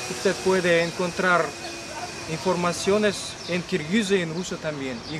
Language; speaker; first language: Spanish; non-native, learner; Kyrgyz